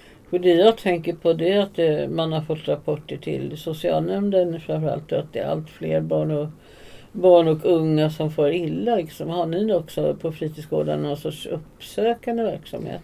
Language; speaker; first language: Swedish; native; Swedish